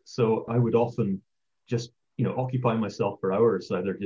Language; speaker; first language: English; native; English